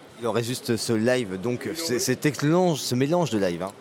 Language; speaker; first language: French; native; French